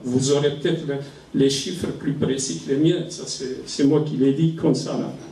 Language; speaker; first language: French; non-native, local second language; Kabyle